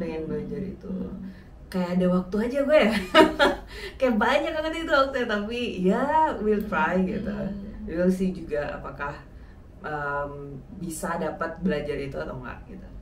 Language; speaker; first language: Indonesian; native; Indonesian